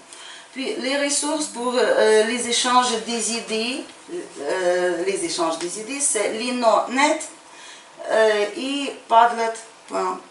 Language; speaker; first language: French; non-native, fluent; Ukrainian